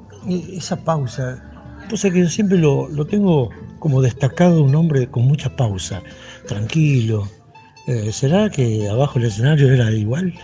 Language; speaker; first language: Spanish; native; Spanish